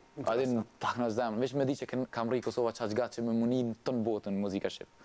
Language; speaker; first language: Albanian; early bilingual, heritage; Albanian